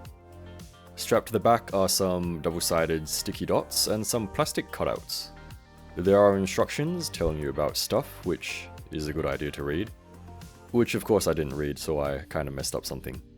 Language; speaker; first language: English; native; English